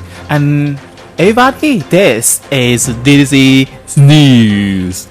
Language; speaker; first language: English; non-native, learner; Thai